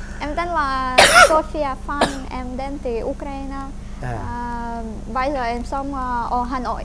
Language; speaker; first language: Vietnamese; non-native, fluent; Ukrainian